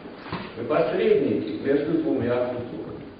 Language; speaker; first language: Russian; non-native, fluent; English